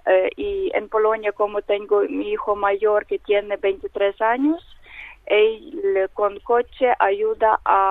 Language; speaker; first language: Spanish; non-native, learner; Ukrainian